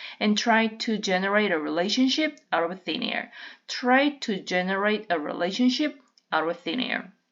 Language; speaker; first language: English; non-native, fluent; Korean